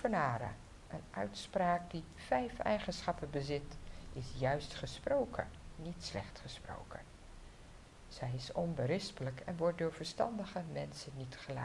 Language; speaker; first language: Dutch; native; Dutch